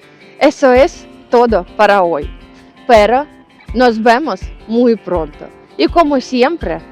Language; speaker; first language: Spanish; non-native, learner; Ukrainian